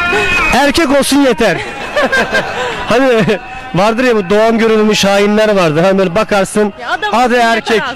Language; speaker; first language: Turkish; native; Turkish